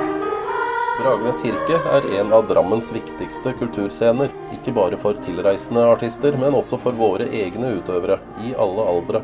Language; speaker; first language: Norwegian; native; Norwegian